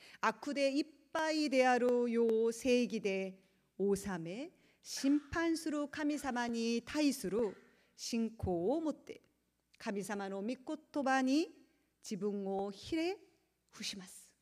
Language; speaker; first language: Japanese; non-native, learner; Korean